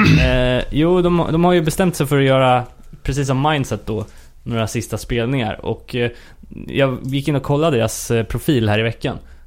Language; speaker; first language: Swedish; native; Swedish